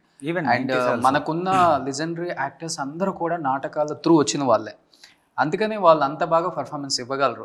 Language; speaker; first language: Telugu; native; Telugu